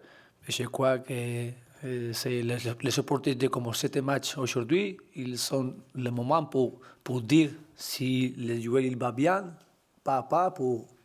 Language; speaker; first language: French; non-native, learner; Spanish